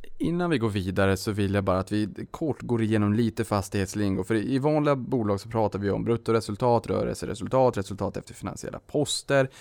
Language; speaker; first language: Swedish; native; Swedish